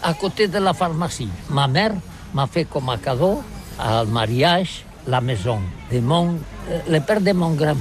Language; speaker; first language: French; non-native, learner; Catalan